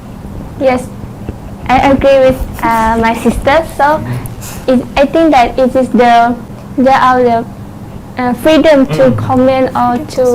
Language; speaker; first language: English; non-native, learner; Thai